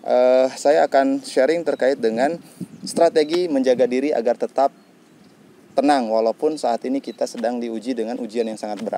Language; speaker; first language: Indonesian; native; Indonesian